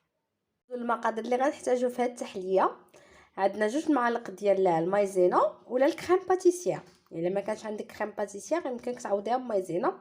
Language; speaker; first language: Arabic; native; Arabic